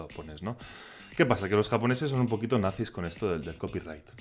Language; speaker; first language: Spanish; non-native, local second language; Catalan